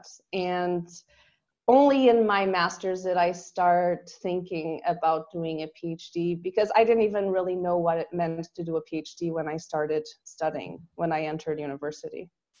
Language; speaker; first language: English; non-native, fluent; Portuguese